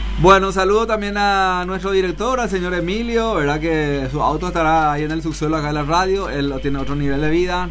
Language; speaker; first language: Spanish; non-native, local second language; Guarani